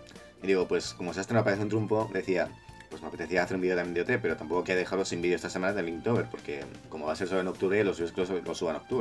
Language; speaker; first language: Spanish; native; Spanish